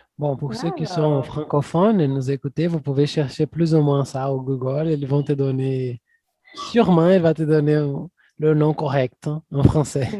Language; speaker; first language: French; non-native, fluent; Portuguese